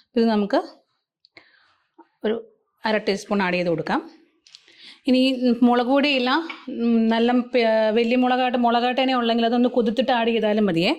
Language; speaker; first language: Malayalam; native; Malayalam